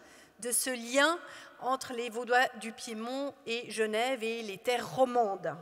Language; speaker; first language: French; native; French